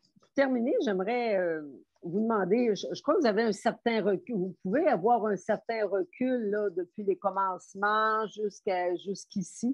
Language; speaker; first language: French; native; French